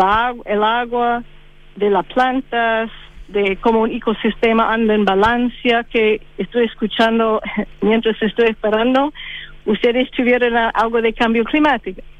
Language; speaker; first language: Spanish; non-native, fluent; English